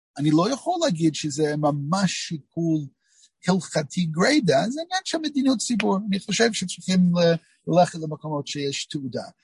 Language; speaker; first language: Hebrew; non-native, fluent; English